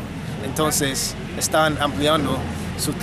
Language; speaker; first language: Spanish; non-native, fluent; English